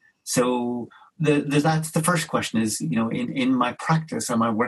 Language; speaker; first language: English; native; English